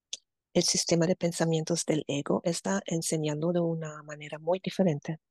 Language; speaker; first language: Spanish; non-native, fluent; German